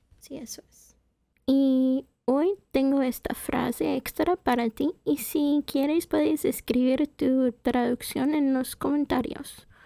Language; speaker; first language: Spanish; non-native, fluent; English